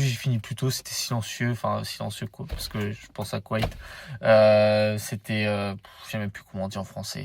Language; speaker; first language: French; native; French